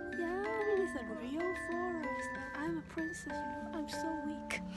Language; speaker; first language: English; non-native, learner; Chinese